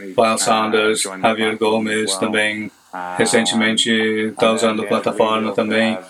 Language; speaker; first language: Portuguese; non-native, fluent; English